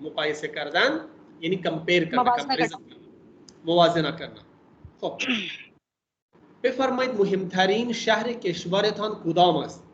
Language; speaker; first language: Persian; non-native, fluent; Urdu